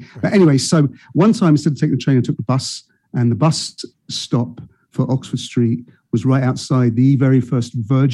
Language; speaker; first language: English; native; English